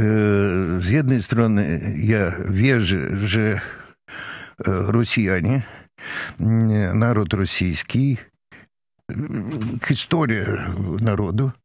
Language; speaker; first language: Polish; non-native, fluent; Russian